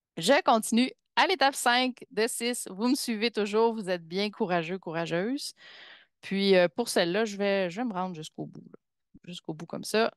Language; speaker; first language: French; native; French